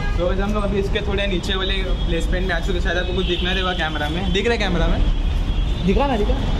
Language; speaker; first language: Hindi; native; Hindi